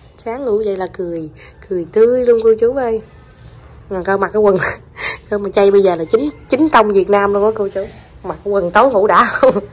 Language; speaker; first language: Vietnamese; native; Vietnamese